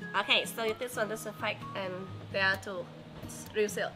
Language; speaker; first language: English; non-native, fluent; Vietnamese